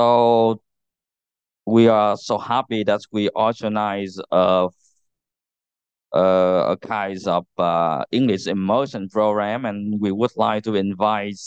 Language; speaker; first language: English; non-native, learner; Vietnamese